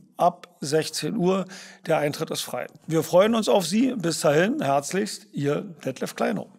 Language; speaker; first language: German; native; German